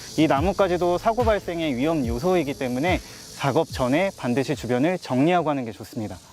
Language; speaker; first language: Korean; native; Korean